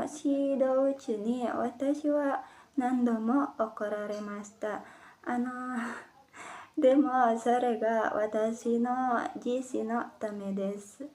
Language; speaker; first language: Japanese; non-native, learner; Indonesian